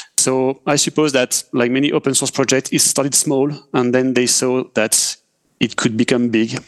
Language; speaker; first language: English; non-native, fluent; French